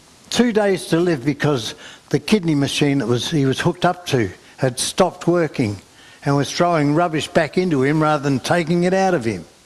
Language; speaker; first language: English; native; English